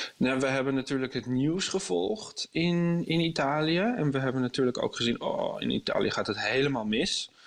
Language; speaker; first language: Dutch; native; Dutch